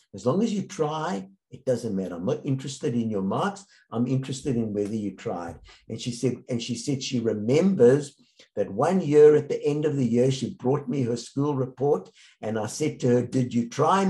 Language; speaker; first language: English; native; English